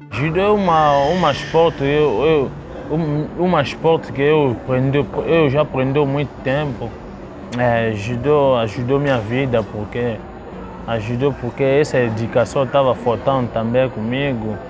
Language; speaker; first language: Portuguese; non-native, learner; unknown